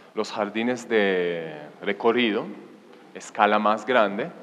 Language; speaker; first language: Spanish; non-native, fluent; Hebrew